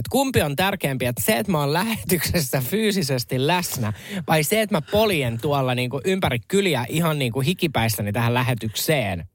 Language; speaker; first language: Finnish; native; Finnish